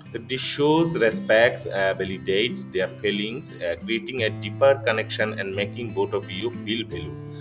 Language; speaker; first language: English; non-native, local second language; Bangla